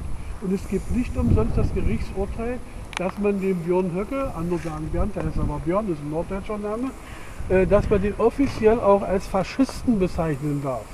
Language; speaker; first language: German; native; German